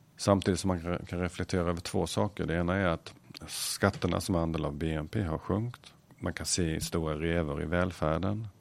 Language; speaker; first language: Swedish; native; Swedish